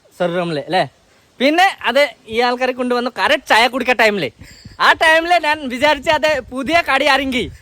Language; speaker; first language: Malayalam; non-native, learner; Bangla